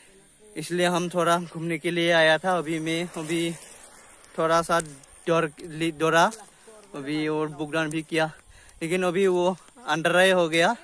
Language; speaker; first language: Hindi; non-native, local second language; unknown